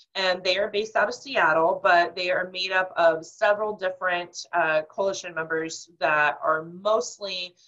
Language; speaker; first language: English; native; English